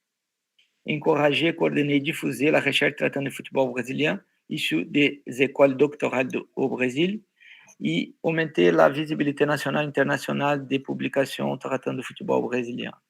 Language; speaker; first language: French; non-native, fluent; Portuguese